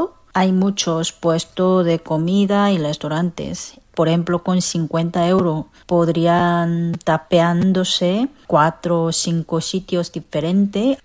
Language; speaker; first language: Spanish; non-native, fluent; Korean